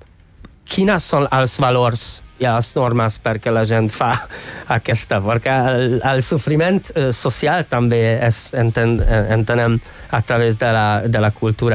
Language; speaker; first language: Catalan; non-native, fluent; Hungarian